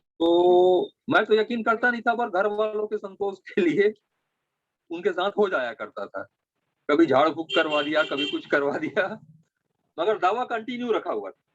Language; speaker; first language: Hindi; native; Hindi